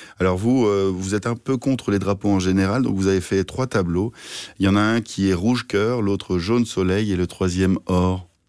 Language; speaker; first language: French; native; French